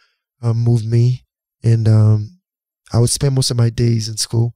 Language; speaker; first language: English; non-native, local second language; Yoruba